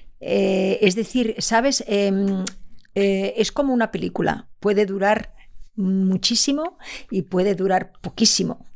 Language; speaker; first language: Spanish; native; Spanish